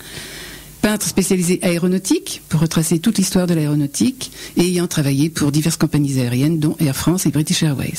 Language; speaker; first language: French; native; French